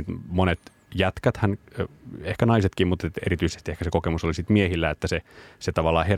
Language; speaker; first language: Finnish; native; Finnish